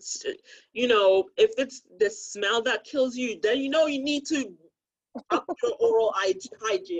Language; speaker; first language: English; non-native, local second language; Akan